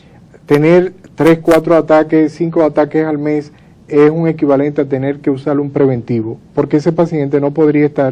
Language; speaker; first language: Spanish; native; Spanish